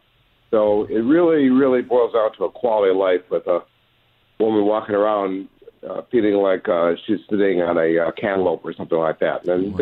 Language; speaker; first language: English; native; English